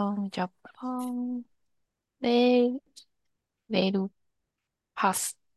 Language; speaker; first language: Japanese; non-native, learner; Chinese